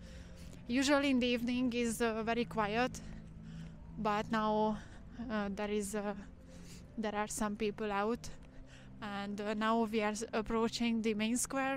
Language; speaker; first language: English; non-native, fluent; Hungarian